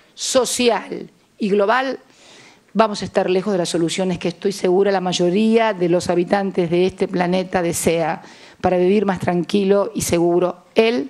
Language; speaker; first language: Spanish; native; Spanish